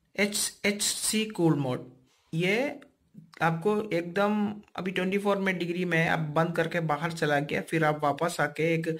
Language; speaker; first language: Hindi; non-native, local second language; Malayalam